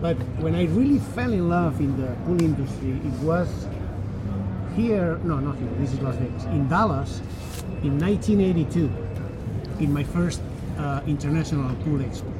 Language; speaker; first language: English; non-native, fluent; Spanish